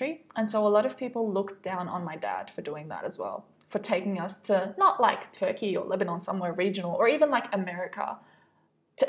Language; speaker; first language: English; non-native, fluent; Arabic